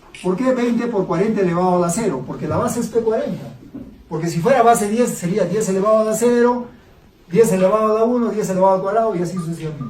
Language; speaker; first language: Spanish; native; Spanish